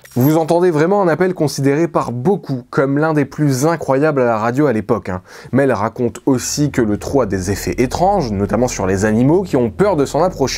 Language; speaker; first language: French; native; French